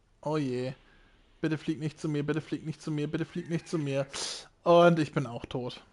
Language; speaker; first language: German; native; German